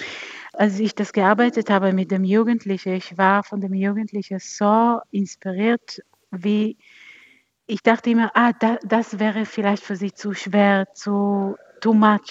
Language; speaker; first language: German; non-native, fluent; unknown